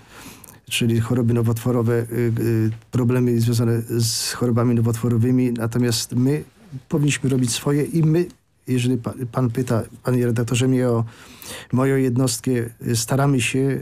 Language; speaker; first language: Polish; native; Polish